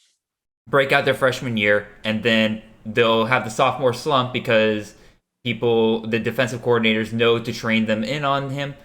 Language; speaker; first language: English; native; English